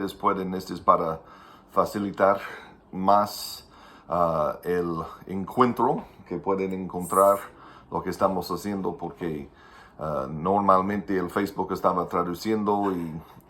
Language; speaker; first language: Spanish; non-native, fluent; English